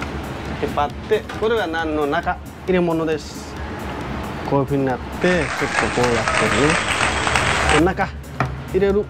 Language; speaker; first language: Japanese; non-native, learner; Nepali